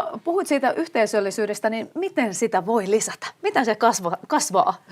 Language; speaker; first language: Finnish; native; Finnish